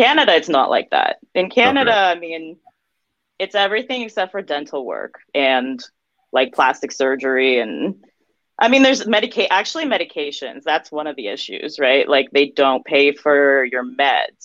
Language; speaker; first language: English; early bilingual, other home language; Russian